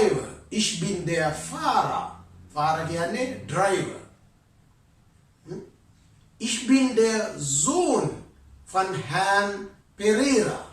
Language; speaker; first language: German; non-native, fluent; Sinhala